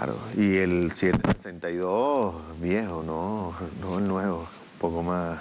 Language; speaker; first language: Spanish; native; Spanish